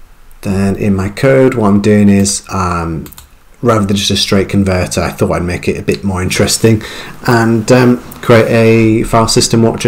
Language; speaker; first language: English; native; English